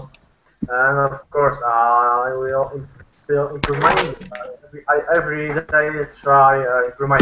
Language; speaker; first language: English; non-native, learner; Polish